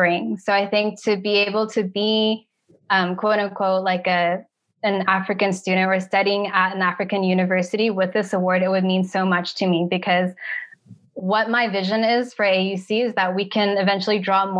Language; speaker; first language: English; native; English